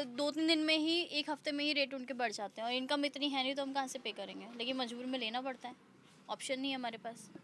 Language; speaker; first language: Hindi; native; Hindi